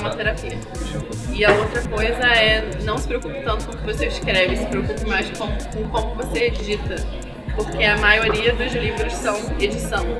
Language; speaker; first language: Portuguese; native; Portuguese